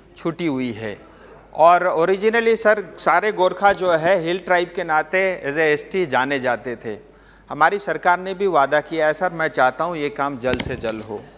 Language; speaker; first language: Hindi; non-native, local second language; Nepali